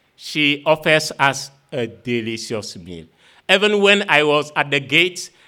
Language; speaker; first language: English; non-native, fluent; Ewe